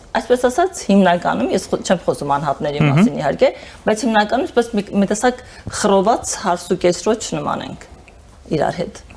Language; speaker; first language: Armenian; early bilingual, heritage; Armenian